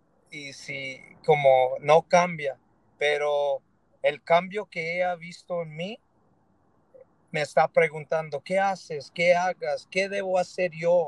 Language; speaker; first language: Spanish; early bilingual, heritage; Spanish